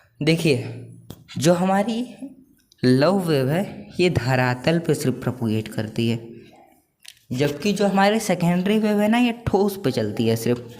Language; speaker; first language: Hindi; non-native, local second language; Marathi